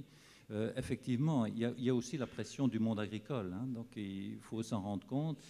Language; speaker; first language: French; native; French